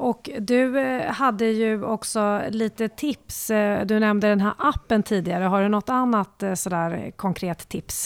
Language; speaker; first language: Swedish; native; Swedish